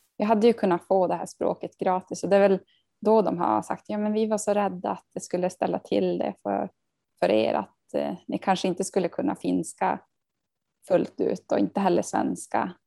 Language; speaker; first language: Swedish; native; Swedish